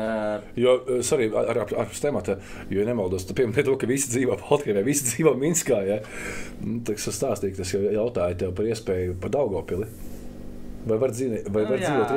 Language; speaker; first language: Latvian; native; Latvian